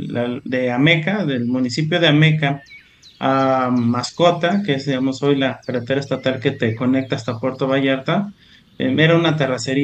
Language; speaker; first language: Spanish; native; Spanish